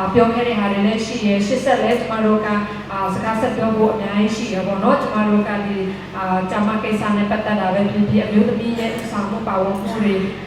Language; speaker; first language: Burmese; non-native, local second language; Shwe Palaung